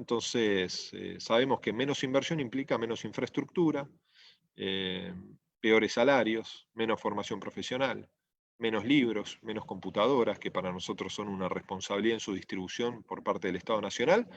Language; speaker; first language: Spanish; native; Spanish